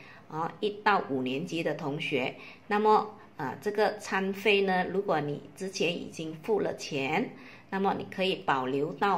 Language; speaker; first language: Chinese; native; Chinese